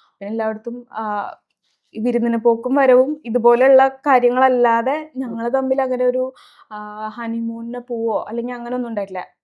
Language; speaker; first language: Malayalam; early bilingual, heritage; Malayalam